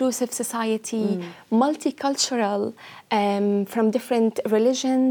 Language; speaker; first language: English; non-native, fluent; Arabic